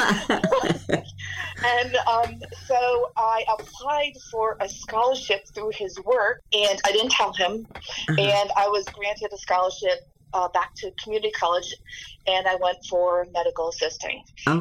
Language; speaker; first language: English; native; English